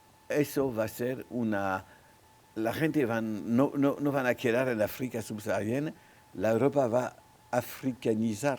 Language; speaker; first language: Spanish; non-native, local second language; French